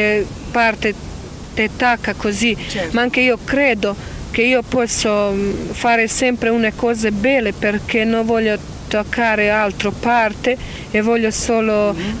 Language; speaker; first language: Italian; non-native, learner; Croatian